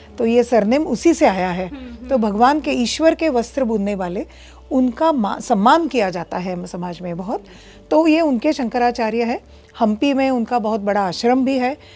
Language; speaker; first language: Hindi; non-native, local second language; Marathi